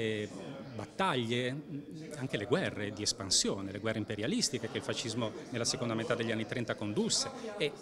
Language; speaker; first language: Italian; native; Italian